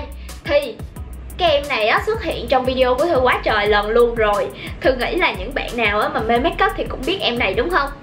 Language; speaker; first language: Vietnamese; native; Vietnamese